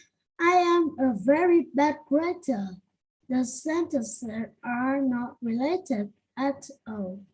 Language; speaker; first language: English; non-native, learner; Vietnamese